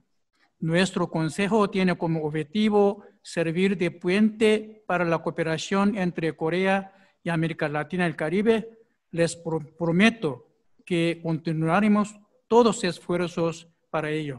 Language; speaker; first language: Spanish; non-native, fluent; Korean